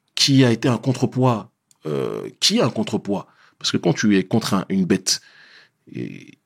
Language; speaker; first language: French; native; French